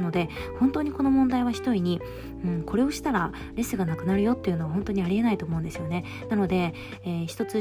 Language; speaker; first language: Japanese; native; Japanese